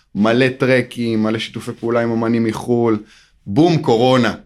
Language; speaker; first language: Hebrew; native; Hebrew